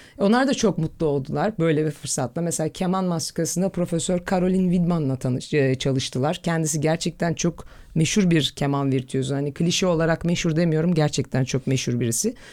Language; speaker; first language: Turkish; native; Turkish